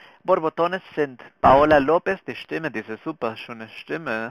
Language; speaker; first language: German; non-native, fluent; Spanish